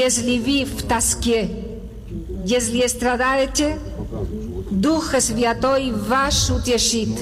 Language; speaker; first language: Russian; non-native, learner; Spanish